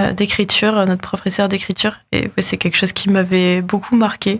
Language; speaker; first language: French; native; French